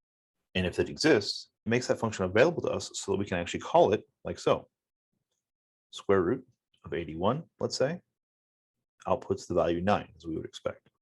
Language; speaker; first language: English; native; English